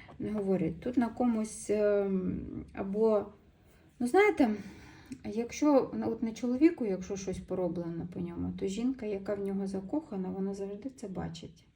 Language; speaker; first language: Ukrainian; non-native, local second language; Russian